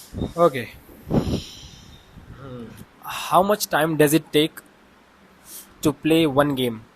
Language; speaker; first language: English; non-native, fluent; Hindi